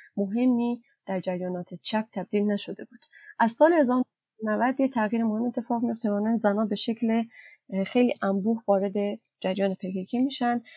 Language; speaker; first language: Persian; non-native, local second language; Kurdish